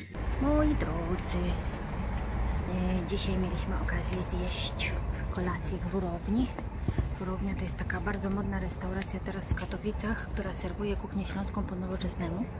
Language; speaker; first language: Polish; native; Polish